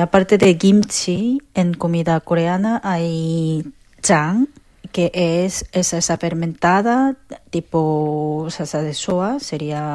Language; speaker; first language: Spanish; non-native, fluent; Korean